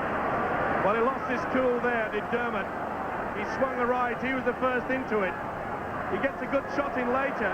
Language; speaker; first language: English; native; English